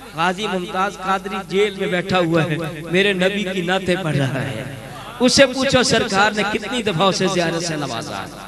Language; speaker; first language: Urdu; non-native, local second language; Punjabi